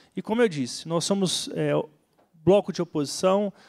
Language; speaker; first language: Portuguese; native; Portuguese